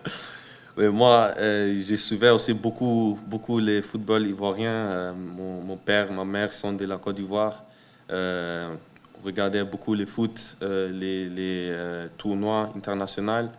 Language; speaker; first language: French; early bilingual, heritage; French